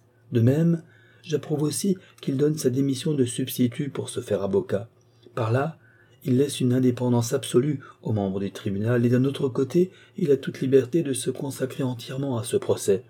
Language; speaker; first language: French; native; French